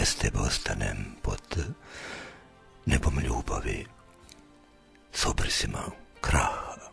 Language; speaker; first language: Serbian; native; Serbian